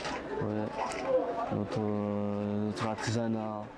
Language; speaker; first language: French; non-native, learner; Comorian